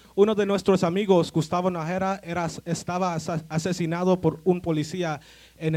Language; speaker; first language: Spanish; early bilingual, heritage; Spanish